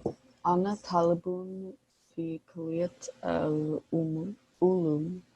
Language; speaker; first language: Arabic; non-native, learner; English